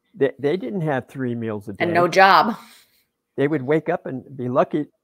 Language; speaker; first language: English; native; English